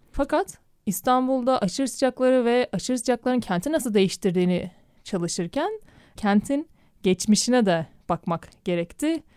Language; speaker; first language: Turkish; native; Turkish